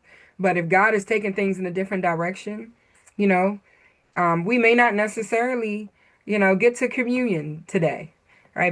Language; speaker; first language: English; native; English